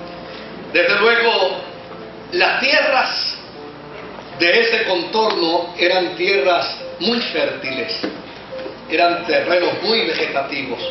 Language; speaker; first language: Spanish; native; Spanish